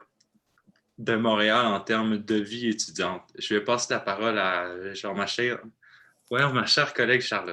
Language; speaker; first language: French; native; French